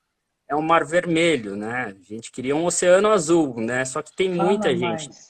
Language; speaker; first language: Portuguese; native; Portuguese